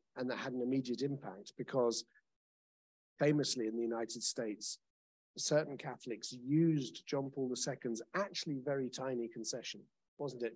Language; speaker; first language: English; native; English